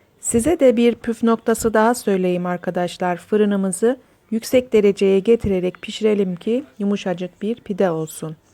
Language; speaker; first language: Turkish; native; Turkish